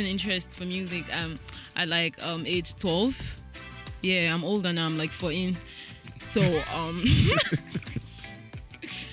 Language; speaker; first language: English; non-native, local second language; Yoruba